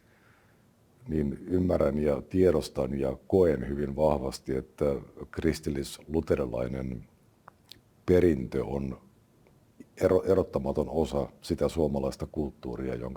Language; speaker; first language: Finnish; native; Finnish